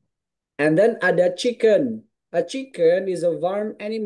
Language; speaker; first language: English; non-native, fluent; Indonesian